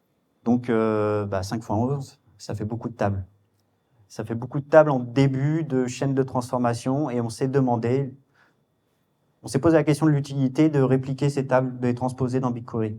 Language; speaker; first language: French; native; French